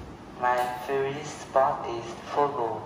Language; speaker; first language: English; non-native, learner; Vietnamese